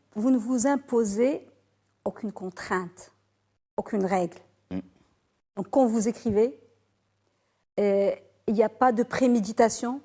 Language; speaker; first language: French; non-native, local second language; Arabic